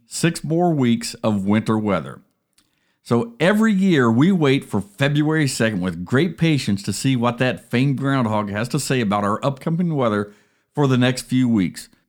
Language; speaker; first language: English; native; English